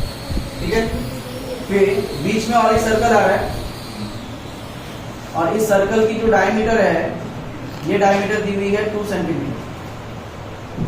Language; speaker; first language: Hindi; native; Hindi